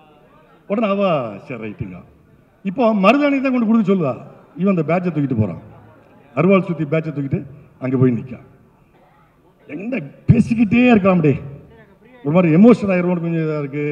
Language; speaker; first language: Tamil; native; Tamil